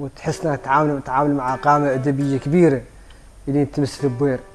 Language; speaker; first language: Arabic; native; Arabic